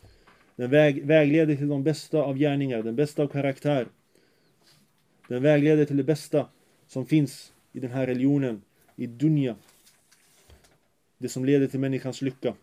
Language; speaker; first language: Swedish; early bilingual, other home language; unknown